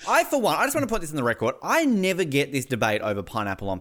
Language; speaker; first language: English; native; English